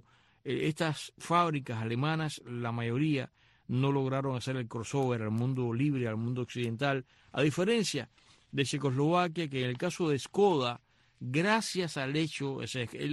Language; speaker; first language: Spanish; native; Spanish